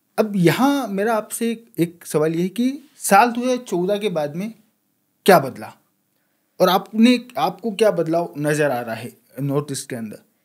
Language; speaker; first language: Hindi; native; Hindi